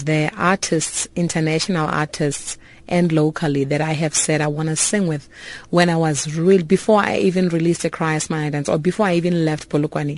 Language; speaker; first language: English; non-native, local second language; Northern Sotho